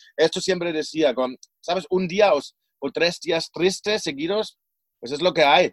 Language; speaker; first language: Spanish; non-native, fluent; German